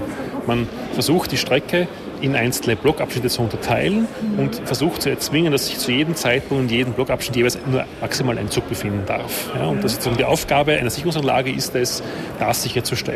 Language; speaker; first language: German; native; German